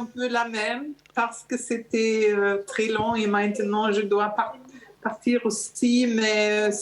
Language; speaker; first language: French; non-native, learner; German